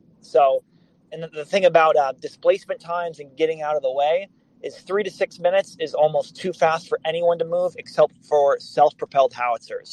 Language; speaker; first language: English; native; English